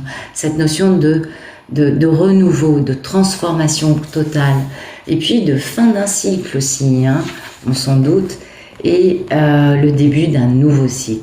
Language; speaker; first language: French; native; French